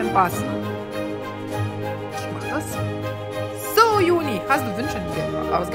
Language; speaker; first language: German; non-native, learner; Lithuanian